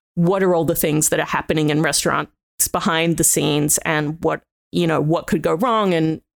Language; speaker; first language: English; native; English